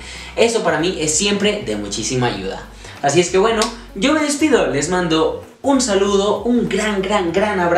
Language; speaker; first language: Spanish; native; Spanish